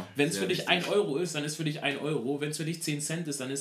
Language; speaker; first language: German; native; German